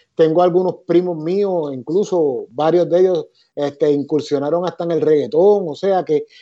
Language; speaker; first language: Spanish; native; Spanish